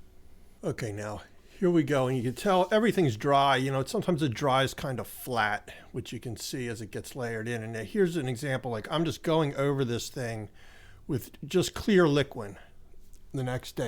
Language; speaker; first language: English; native; English